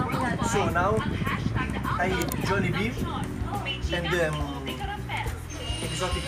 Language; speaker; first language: English; non-native, learner; Italian